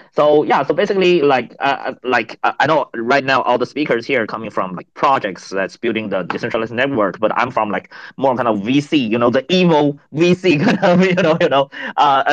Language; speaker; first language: English; non-native, fluent; Chinese